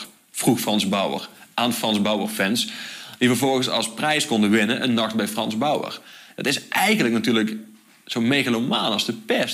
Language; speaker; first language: Dutch; native; Dutch